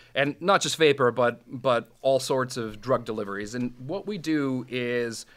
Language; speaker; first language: English; non-native, fluent; Serbian